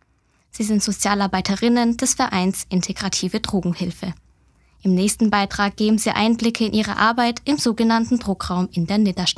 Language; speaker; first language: German; native; German